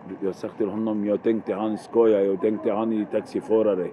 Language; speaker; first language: Swedish; non-native, learner; Arabic